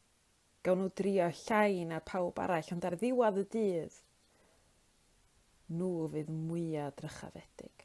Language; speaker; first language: Welsh; native; Welsh